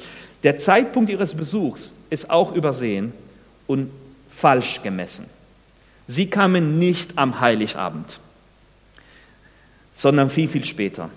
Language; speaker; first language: German; non-native, fluent; Spanish